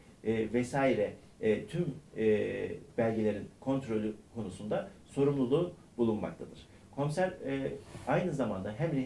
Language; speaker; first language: Turkish; native; Turkish